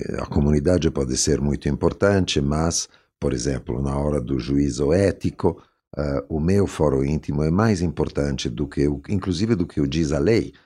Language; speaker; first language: Portuguese; non-native, fluent; Italian